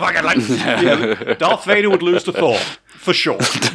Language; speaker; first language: English; native; English